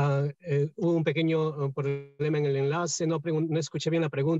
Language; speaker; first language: Spanish; native; Spanish